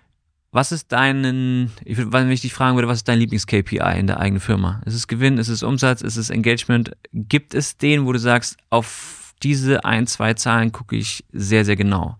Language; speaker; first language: German; native; German